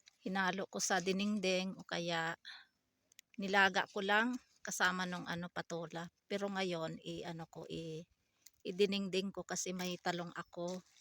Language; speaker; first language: Filipino; non-native, local second language; Iloko